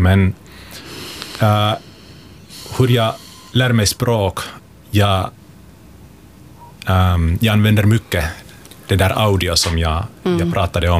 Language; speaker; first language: Swedish; non-native, local second language; Finnish